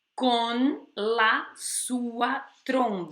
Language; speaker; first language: Italian; non-native, fluent; Portuguese